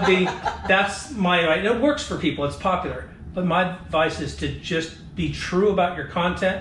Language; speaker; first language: English; native; English